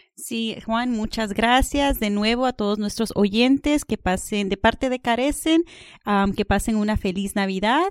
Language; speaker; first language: Spanish; early bilingual, heritage; Spanish